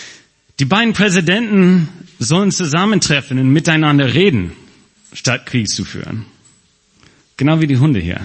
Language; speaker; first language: German; non-native, fluent; English